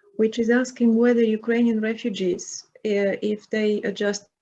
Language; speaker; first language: English; non-native, fluent; Bulgarian